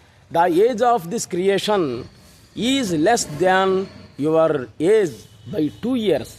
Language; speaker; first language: English; non-native, local second language; Telugu